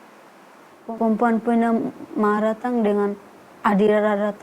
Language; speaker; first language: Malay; non-native, learner; Bangla